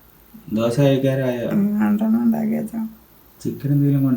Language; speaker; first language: Malayalam; native; Malayalam